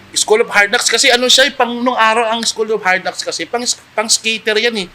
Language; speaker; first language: Filipino; native; Filipino